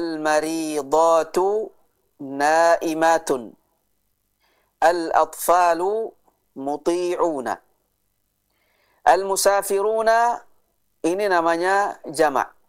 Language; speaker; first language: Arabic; non-native, fluent; Indonesian